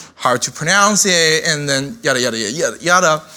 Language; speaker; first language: English; non-native, fluent; Chinese